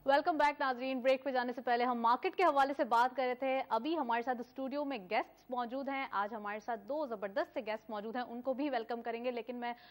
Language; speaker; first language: Urdu; native; Urdu